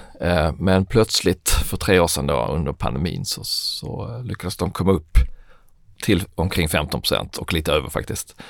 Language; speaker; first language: Swedish; native; Swedish